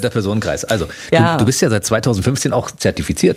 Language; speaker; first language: German; native; German